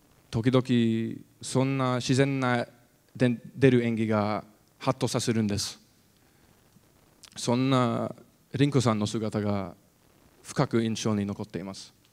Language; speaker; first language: Japanese; non-native, learner; English